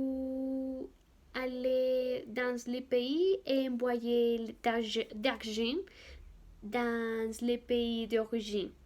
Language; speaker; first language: French; non-native, learner; Spanish